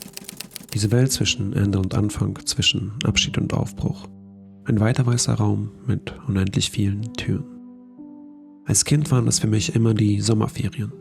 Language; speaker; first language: German; native; German